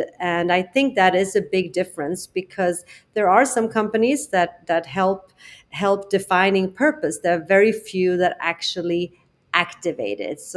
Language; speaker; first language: English; non-native, fluent; Swedish